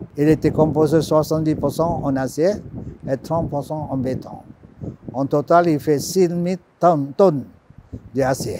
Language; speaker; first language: French; non-native, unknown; Malay